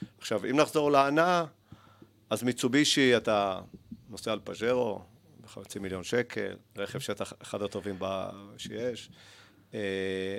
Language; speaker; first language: Hebrew; early bilingual, other home language; Spanish